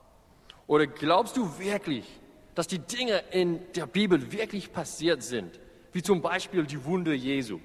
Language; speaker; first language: German; non-native, fluent; English